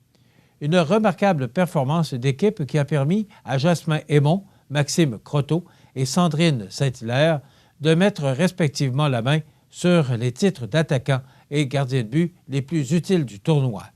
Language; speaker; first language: French; native; French